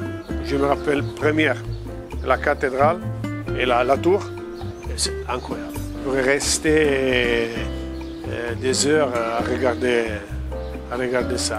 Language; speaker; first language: French; non-native, fluent; Italian